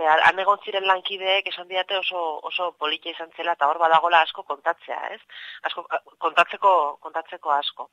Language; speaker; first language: Basque; native; Basque